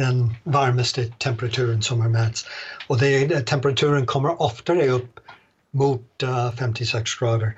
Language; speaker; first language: Swedish; non-native, fluent; English